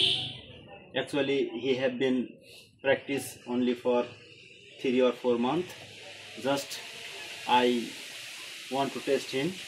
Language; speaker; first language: English; non-native, learner; Bangla